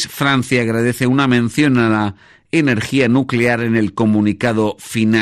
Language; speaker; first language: Spanish; native; Spanish